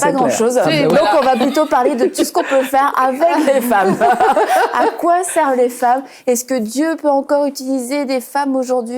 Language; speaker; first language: French; native; French